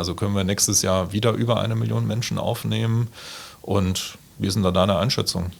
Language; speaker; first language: German; native; German